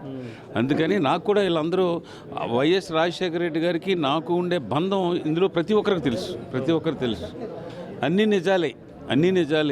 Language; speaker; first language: Telugu; native; Telugu